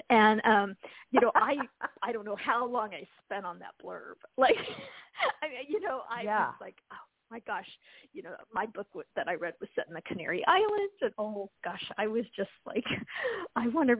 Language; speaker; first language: English; native; English